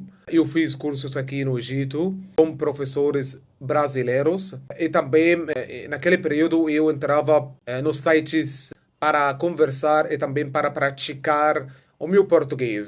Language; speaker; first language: Portuguese; non-native, fluent; Arabic